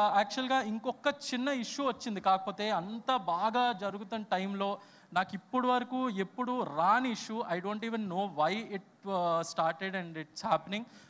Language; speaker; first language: Telugu; native; Telugu